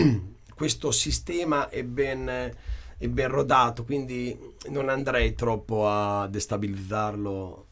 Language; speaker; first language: Italian; native; Italian